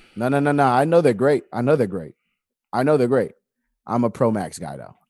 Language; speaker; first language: English; native; English